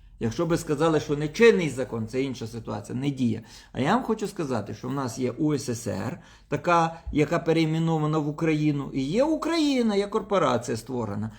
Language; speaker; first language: Ukrainian; non-native, local second language; Russian